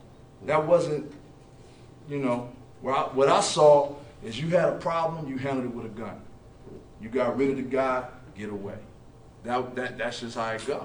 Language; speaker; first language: English; native; English